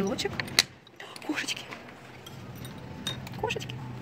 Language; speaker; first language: Russian; native; Russian